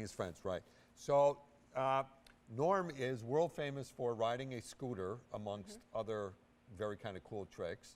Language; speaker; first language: English; native; English